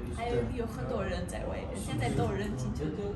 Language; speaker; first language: Chinese; non-native, learner; Armenian